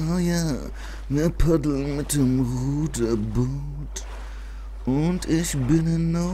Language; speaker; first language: German; native; German